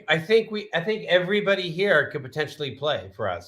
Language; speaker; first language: English; native; English